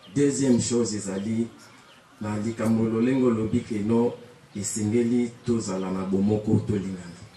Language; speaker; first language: Lingala; non-native, local second language; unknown